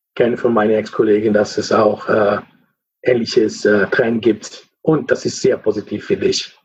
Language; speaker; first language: German; non-native, fluent; Italian